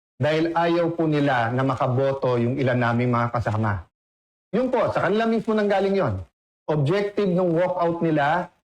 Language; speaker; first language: Filipino; native; Filipino